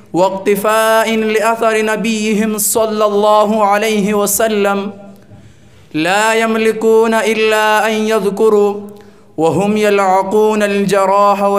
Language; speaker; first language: Arabic; non-native, fluent; Urdu